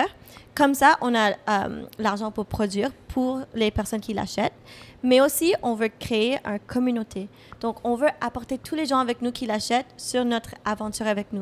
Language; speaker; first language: French; non-native, fluent; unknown